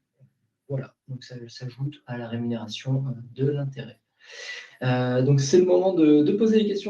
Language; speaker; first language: French; native; French